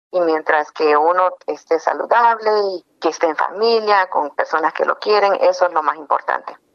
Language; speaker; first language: Spanish; early bilingual, heritage; Spanish